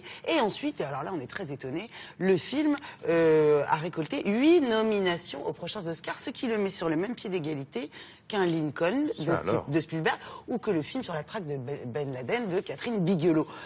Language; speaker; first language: French; native; French